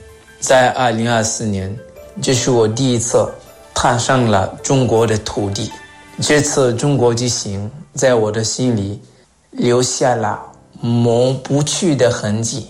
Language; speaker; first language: Chinese; non-native, fluent; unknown